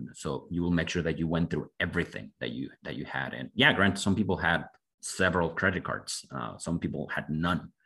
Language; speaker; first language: English; non-native, fluent; Spanish